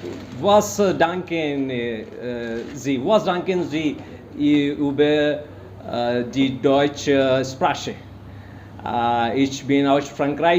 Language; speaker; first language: German; non-native, learner; Hindi